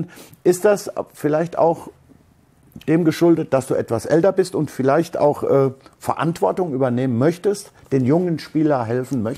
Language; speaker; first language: German; native; German